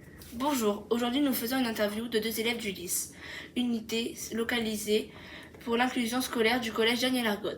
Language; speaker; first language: French; native; French